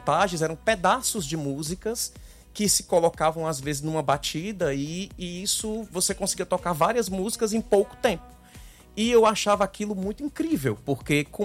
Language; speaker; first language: Portuguese; native; Portuguese